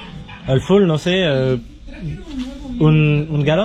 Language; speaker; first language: Spanish; non-native, learner; French